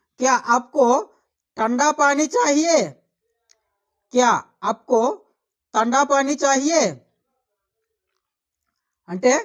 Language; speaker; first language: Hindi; non-native, local second language; Telugu